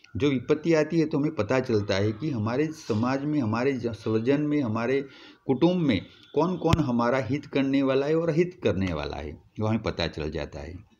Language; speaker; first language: Hindi; non-native, local second language; Gujarati